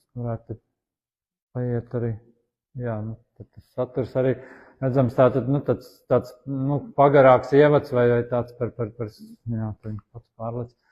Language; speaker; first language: Latvian; native; Latvian